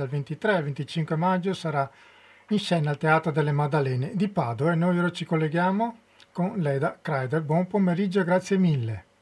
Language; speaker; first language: Italian; native; Italian